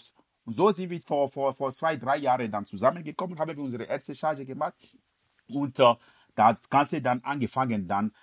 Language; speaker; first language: German; non-native, fluent; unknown